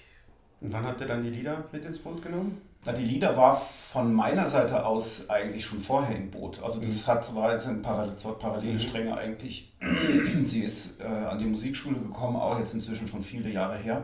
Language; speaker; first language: German; native; German